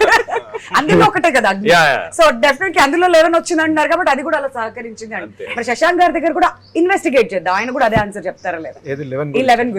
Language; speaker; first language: Telugu; native; Telugu